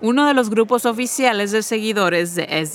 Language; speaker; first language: Spanish; native; Spanish